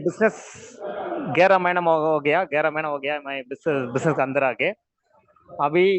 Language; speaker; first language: Hindi; non-native, local second language; Tamil